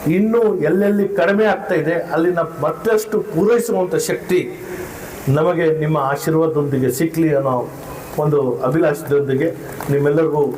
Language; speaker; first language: Kannada; non-native, local second language; Urdu